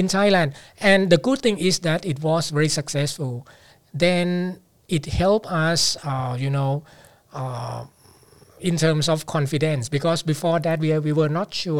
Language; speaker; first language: English; non-native, fluent; Thai